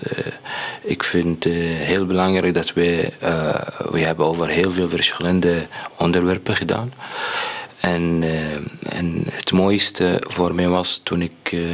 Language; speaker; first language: Dutch; non-native, learner; Arabic